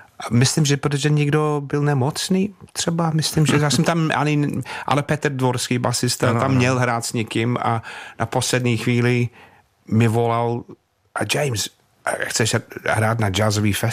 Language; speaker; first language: Czech; non-native, fluent; English